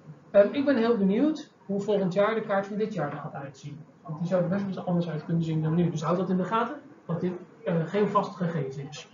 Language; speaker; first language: Dutch; native; Dutch